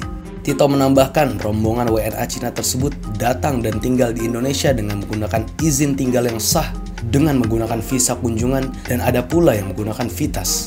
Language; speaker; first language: Indonesian; native; Indonesian